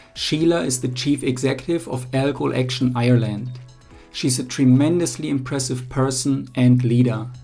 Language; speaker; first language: English; non-native, fluent; German